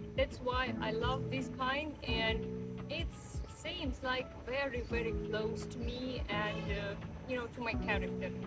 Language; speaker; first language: English; non-native, fluent; Russian